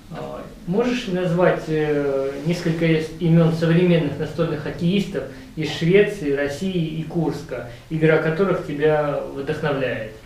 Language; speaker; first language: Russian; native; Russian